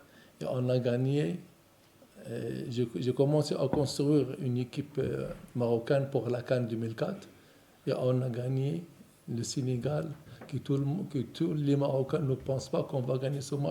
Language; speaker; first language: French; non-native, local second language; Arabic